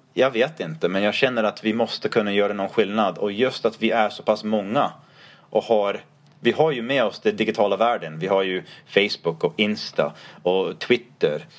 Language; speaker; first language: Swedish; non-native, fluent; English